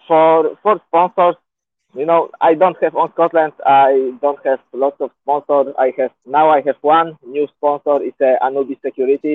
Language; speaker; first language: English; non-native, learner; Polish